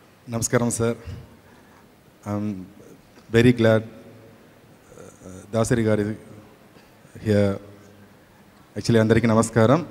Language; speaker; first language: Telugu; non-native, learner; Tamil